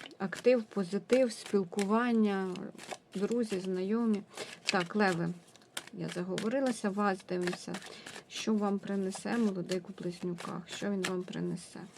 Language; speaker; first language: Ukrainian; non-native, local second language; Russian